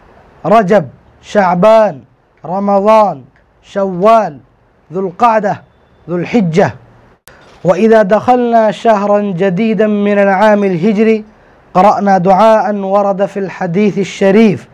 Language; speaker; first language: Arabic; non-native, fluent; Urdu